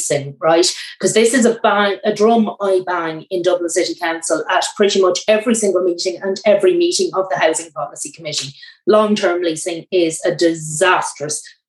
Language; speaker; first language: English; native; English